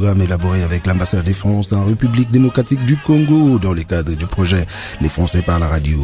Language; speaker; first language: French; native; French